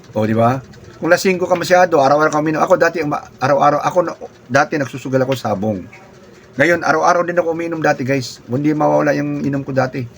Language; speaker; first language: Filipino; non-native, local second language; Cebuano